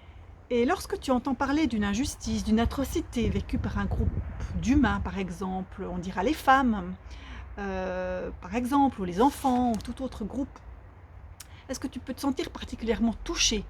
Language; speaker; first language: French; native; French